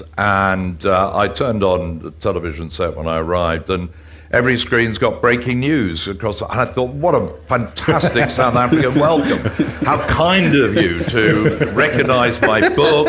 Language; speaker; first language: English; native; English